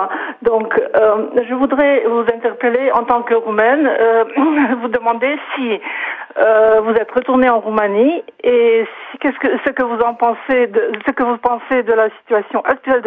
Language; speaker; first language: French; non-native, fluent; Romanian